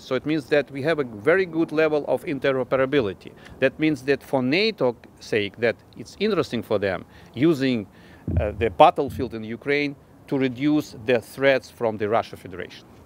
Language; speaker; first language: English; non-native, fluent; Ukrainian